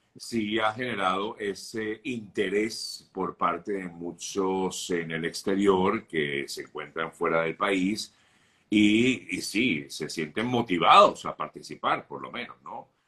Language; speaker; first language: Spanish; native; Spanish